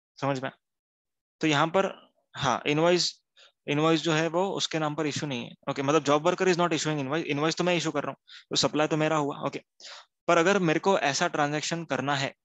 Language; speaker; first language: Hindi; non-native, local second language; Gujarati